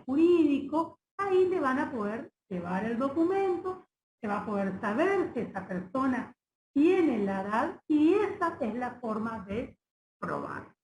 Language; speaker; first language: Spanish; native; Spanish